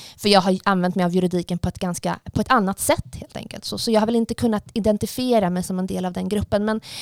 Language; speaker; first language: Swedish; early bilingual, other home language; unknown